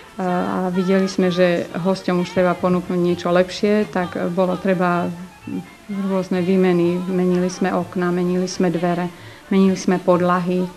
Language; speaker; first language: Slovak; native; Slovak